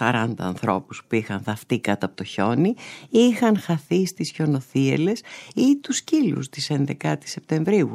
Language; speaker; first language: Greek; native; Greek